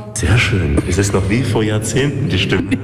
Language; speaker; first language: German; native; German